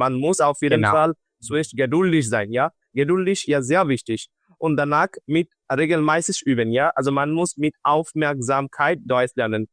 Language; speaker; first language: German; non-native, learner; Bangla